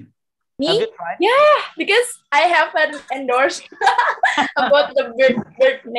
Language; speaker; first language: English; non-native, local second language; Indonesian